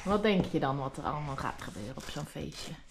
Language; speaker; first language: Dutch; native; Dutch